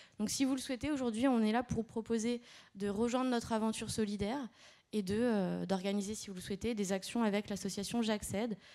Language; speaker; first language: French; native; French